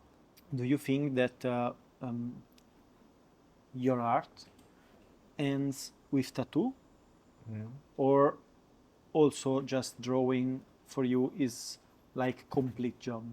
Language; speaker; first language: English; non-native, learner; Italian